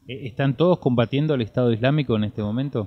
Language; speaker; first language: Spanish; native; Spanish